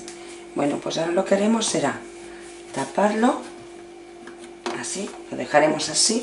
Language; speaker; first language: Spanish; native; Spanish